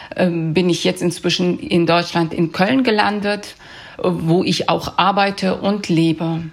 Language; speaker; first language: German; early bilingual, other home language; Persian